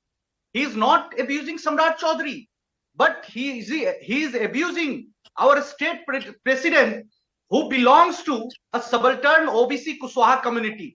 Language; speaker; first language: English; non-native, local second language; Hindi